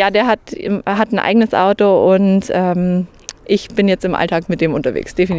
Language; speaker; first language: German; native; German